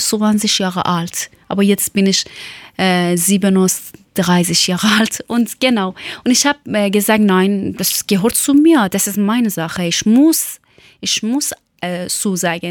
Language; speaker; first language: German; non-native, learner; Persian